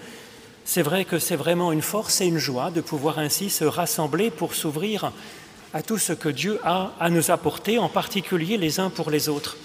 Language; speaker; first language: French; native; French